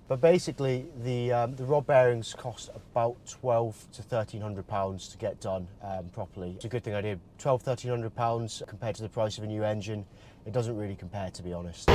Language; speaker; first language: English; native; English